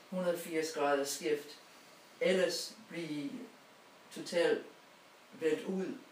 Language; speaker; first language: Danish; non-native, fluent; English